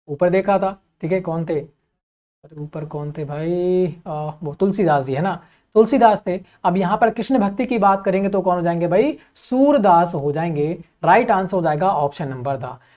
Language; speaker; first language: Hindi; native; Hindi